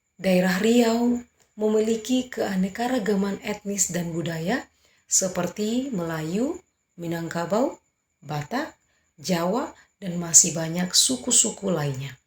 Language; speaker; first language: Indonesian; native; Indonesian